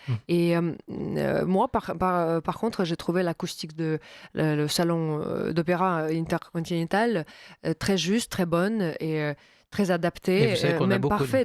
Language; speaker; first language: French; non-native, fluent; Russian